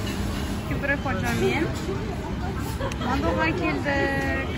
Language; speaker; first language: Turkish; non-native, learner; Kazakh